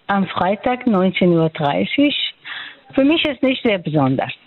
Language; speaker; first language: German; non-native, fluent; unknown